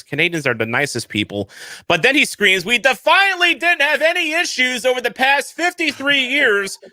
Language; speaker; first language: English; native; English